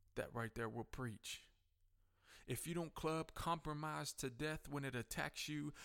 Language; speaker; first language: English; native; English